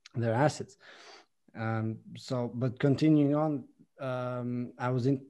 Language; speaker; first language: English; non-native, fluent; Latvian